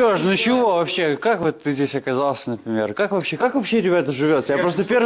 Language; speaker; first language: Russian; native; Russian